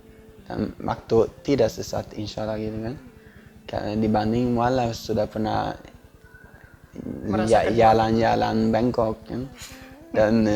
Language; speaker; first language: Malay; non-native, fluent; Swedish